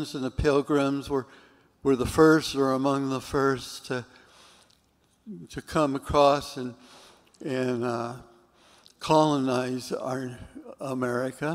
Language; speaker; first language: English; native; English